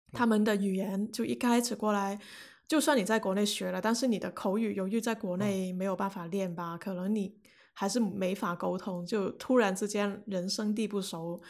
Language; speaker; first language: Chinese; non-native, local second language; Cantonese